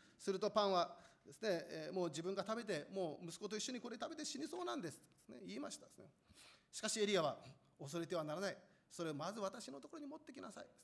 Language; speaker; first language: Japanese; non-native, fluent; Korean